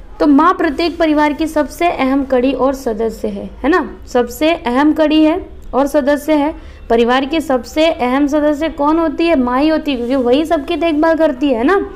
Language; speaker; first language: Hindi; non-native, local second language; Marathi